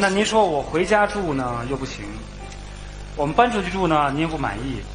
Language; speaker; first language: Chinese; native; Chinese